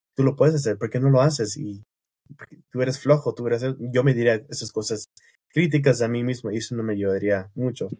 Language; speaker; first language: Spanish; non-native, fluent; English